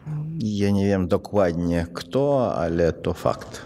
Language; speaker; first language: Polish; non-native, fluent; Russian